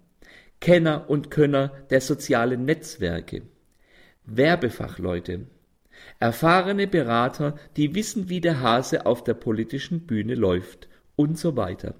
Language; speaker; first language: German; native; German